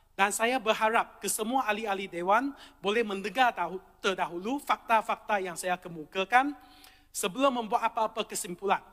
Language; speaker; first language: Malay; non-native, local second language; Chinese